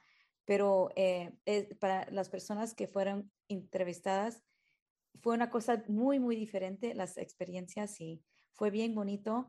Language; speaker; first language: Spanish; early bilingual, heritage; Spanish